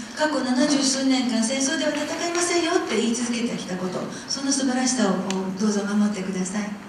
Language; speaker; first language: Japanese; non-native, fluent; English